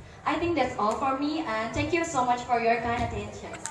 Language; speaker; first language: English; non-native, learner; Indonesian